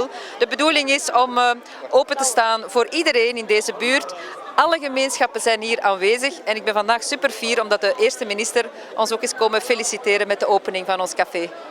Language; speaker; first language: Dutch; early bilingual, other home language; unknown